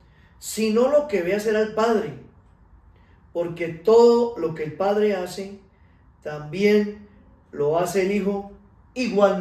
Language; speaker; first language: Spanish; native; Spanish